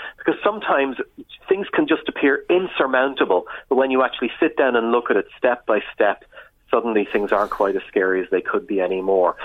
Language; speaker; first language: English; native; English